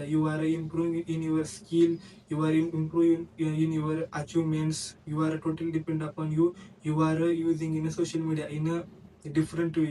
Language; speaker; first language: English; non-native, learner; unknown